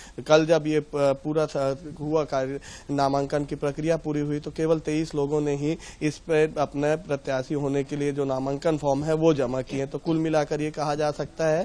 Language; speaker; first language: Hindi; native; Hindi